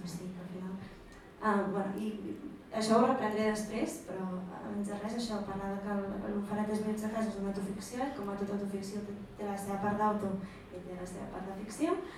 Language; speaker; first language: Catalan; early bilingual, other home language; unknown